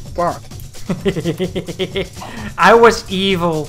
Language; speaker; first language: English; non-native, fluent; Dutch